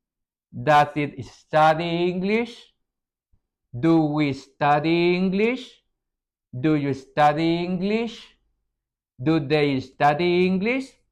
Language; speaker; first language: English; non-native, fluent; Spanish